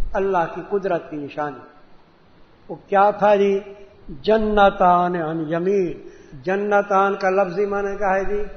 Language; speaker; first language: Urdu; non-native, local second language; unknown